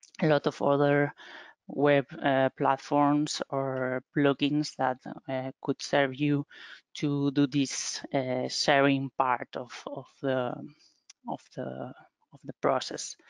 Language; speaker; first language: English; non-native, fluent; Spanish